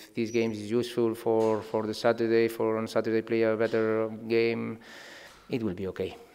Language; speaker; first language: English; non-native, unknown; Catalan